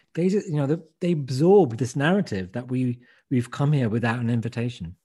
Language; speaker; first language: English; native; English